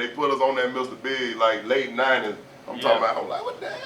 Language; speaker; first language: English; native; English